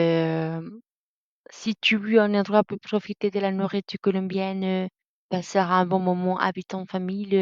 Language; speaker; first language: French; non-native, learner; Spanish